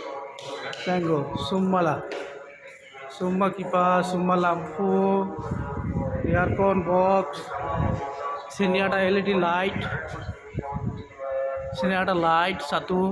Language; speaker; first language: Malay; non-native, learner; Bangla